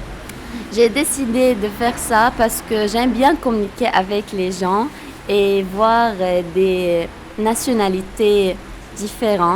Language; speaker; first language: French; non-native, local second language; Arabic